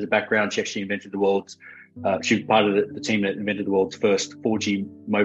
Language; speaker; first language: English; native; English